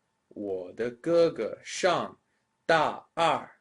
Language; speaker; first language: Chinese; non-native, fluent; English